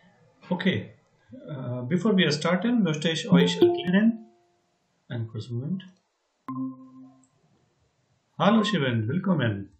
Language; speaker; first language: German; non-native, learner; Hindi